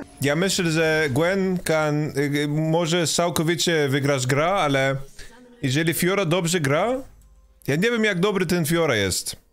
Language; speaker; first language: Polish; non-native, learner; Swedish